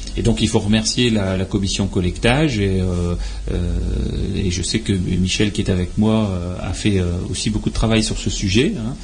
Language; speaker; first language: French; native; French